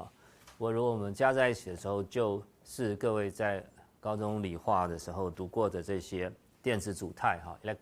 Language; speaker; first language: Chinese; native; Chinese